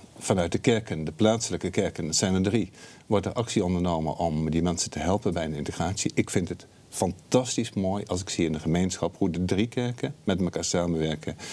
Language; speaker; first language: Dutch; native; Dutch